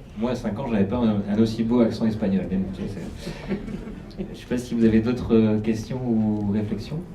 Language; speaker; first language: French; native; French